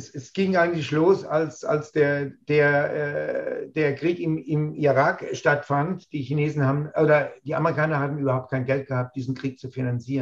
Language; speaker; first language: German; native; German